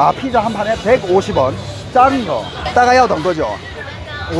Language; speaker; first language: Korean; native; Korean